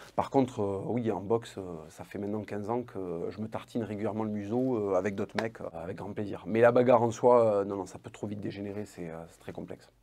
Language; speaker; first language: French; native; French